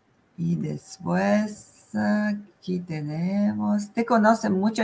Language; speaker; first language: Spanish; non-native, fluent; Italian